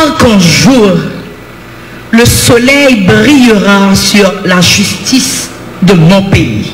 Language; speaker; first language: French; non-native, local second language; Haitian Creole